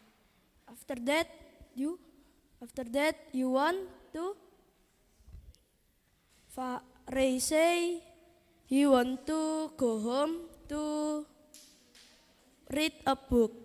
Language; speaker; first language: English; non-native, learner; Indonesian